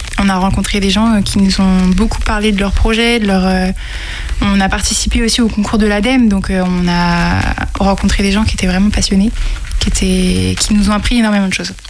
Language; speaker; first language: French; native; French